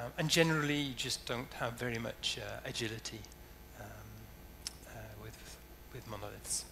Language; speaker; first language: English; native; English